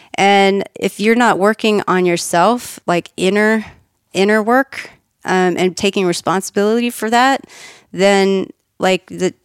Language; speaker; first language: English; native; English